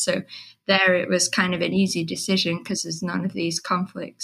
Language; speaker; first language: English; native; English